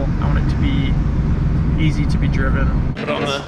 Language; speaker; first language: English; native; English